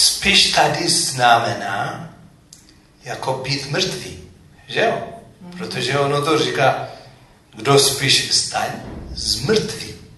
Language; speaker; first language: Czech; non-native, fluent; Amharic